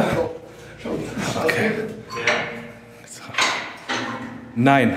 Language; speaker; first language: German; native; German